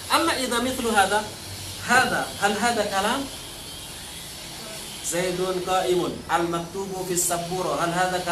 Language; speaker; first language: Arabic; non-native, fluent; Indonesian